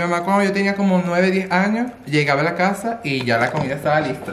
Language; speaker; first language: Spanish; native; Spanish